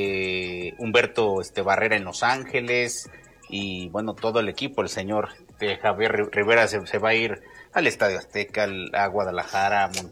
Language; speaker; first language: Spanish; native; Spanish